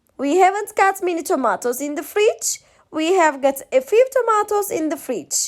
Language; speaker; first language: English; non-native, fluent; Turkish